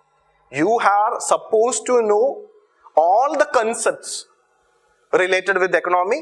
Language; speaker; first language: English; non-native, local second language; Malayalam